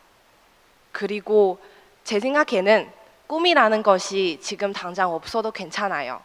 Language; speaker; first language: Korean; non-native, fluent; Chinese